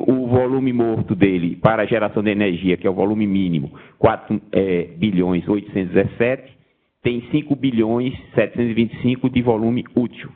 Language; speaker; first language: Portuguese; native; Portuguese